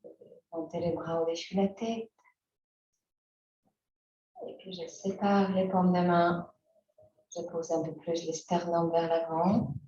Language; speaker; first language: French; native; French